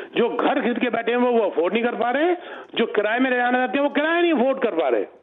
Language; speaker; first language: Hindi; native; Hindi